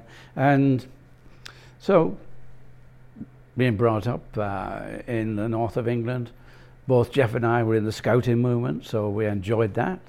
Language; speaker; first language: English; native; English